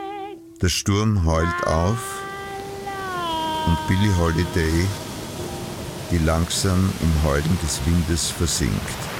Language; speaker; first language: German; native; German